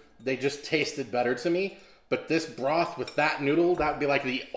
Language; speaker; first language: English; native; English